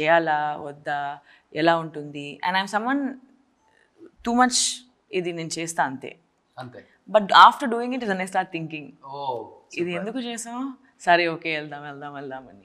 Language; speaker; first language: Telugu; non-native, fluent; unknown